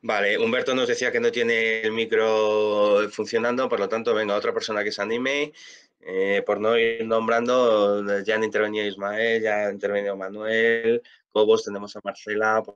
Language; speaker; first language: Spanish; native; Spanish